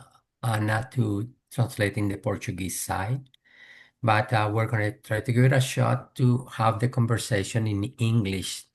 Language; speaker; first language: English; non-native, fluent; Spanish